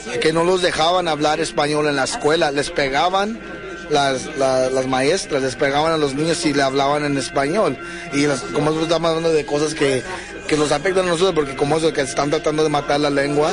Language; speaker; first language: Spanish; early bilingual, heritage; English